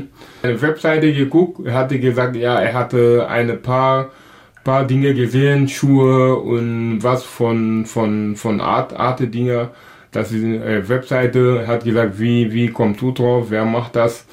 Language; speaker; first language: German; non-native, learner; Wolof